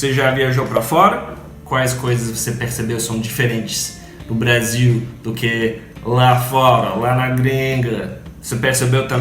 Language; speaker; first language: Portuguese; non-native, fluent; English